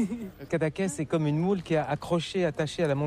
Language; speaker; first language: French; native; French